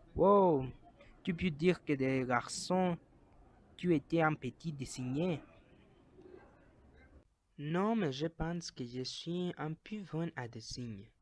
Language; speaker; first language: French; non-native, learner; Spanish